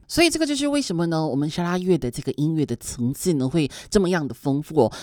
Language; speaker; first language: Chinese; native; Chinese